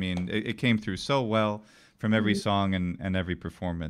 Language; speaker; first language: English; native; English